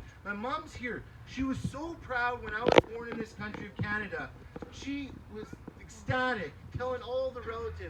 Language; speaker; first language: English; early bilingual, other home language; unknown